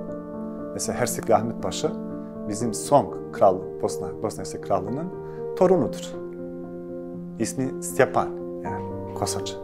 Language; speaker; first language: Turkish; non-native, fluent; Bosnian